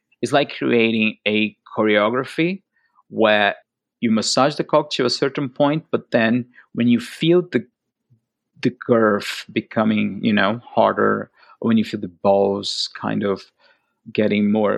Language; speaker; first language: English; non-native, fluent; Portuguese